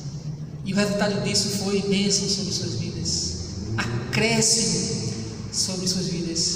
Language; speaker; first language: Portuguese; native; Portuguese